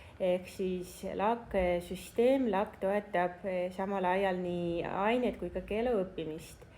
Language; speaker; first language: Estonian; non-native, local second language; Russian